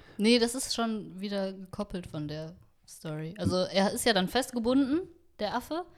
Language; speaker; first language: German; early bilingual, other home language; Vietnamese